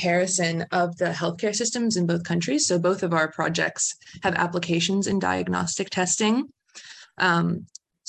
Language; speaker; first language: English; native; English